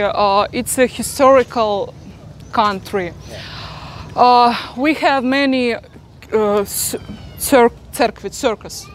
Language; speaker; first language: English; non-native, learner; Russian